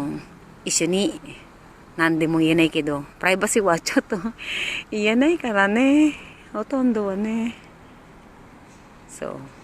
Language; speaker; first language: Japanese; non-native, learner; Filipino